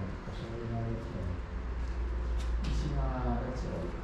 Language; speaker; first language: Italian; native; Italian